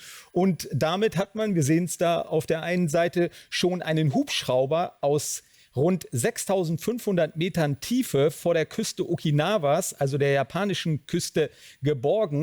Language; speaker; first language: German; native; German